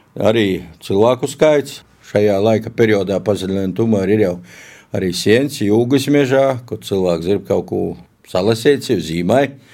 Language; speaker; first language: Latvian; native; Latvian